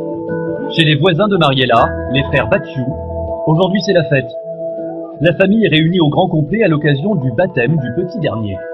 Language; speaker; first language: French; native; French